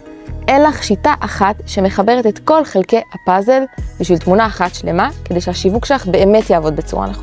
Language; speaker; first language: Hebrew; native; Hebrew